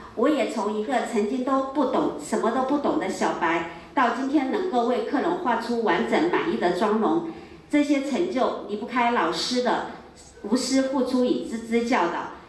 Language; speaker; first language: Chinese; native; Chinese